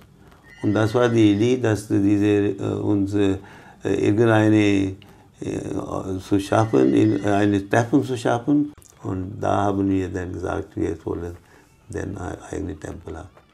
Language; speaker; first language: German; non-native, fluent; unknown